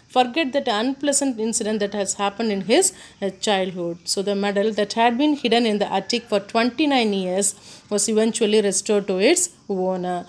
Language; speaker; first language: English; non-native, local second language; Tamil